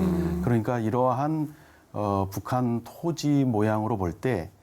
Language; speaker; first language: Korean; native; Korean